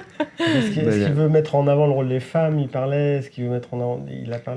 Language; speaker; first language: French; native; French